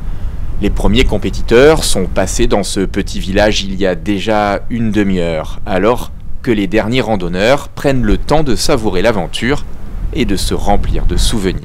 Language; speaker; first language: French; native; French